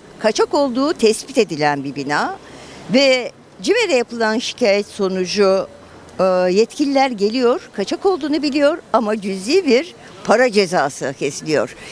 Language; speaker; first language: Turkish; native; Turkish